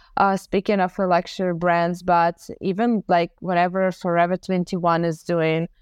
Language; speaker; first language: English; non-native, fluent; Ukrainian